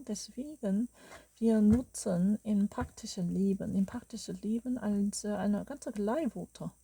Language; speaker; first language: German; non-native, learner; Korean